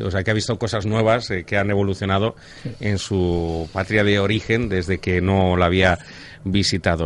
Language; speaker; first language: Spanish; native; Spanish